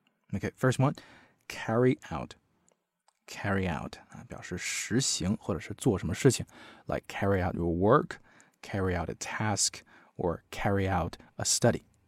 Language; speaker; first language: English; non-native, fluent; Chinese